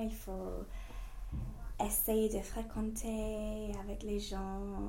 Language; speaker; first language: French; non-native, fluent; English